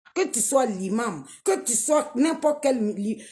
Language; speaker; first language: French; non-native, local second language; Dyula